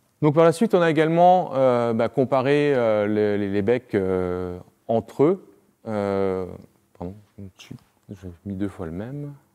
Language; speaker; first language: French; native; French